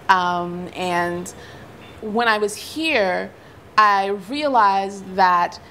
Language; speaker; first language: English; native; English